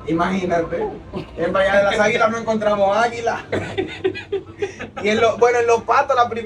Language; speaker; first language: Spanish; native; Spanish